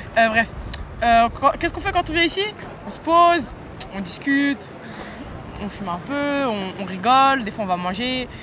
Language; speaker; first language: French; non-native, fluent; Italian